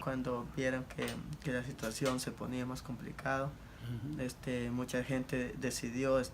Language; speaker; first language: Spanish; native; Spanish